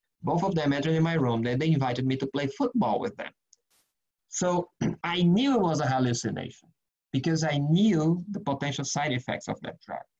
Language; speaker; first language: English; non-native, fluent; Portuguese